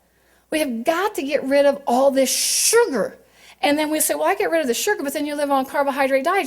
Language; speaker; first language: English; native; English